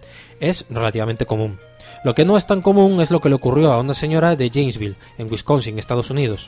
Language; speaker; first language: Spanish; native; Spanish